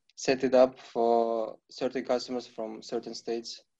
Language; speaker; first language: English; non-native, fluent; Kazakh